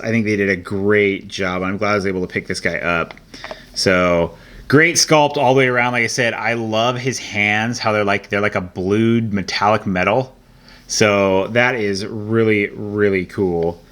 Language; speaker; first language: English; native; English